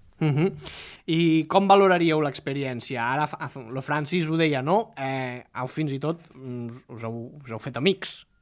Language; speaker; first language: Catalan; native; Catalan